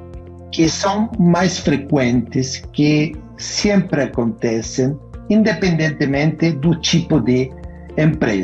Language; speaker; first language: Portuguese; non-native, fluent; Spanish